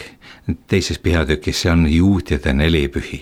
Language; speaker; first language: Estonian; native; Estonian